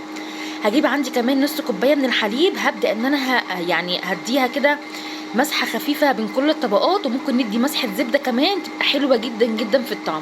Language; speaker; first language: Arabic; native; Arabic